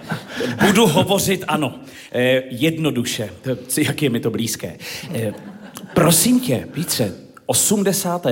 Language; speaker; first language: Czech; native; Czech